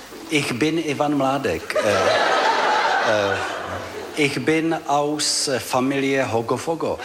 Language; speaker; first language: German; non-native, learner; Czech